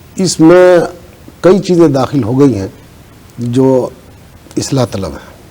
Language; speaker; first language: Urdu; native; Urdu